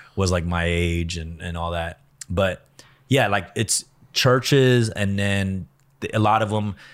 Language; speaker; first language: English; early bilingual, other home language; Korean